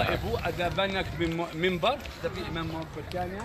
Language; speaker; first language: Indonesian; non-native, learner; Arabic